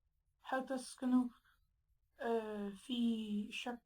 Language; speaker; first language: Arabic; non-native, learner; English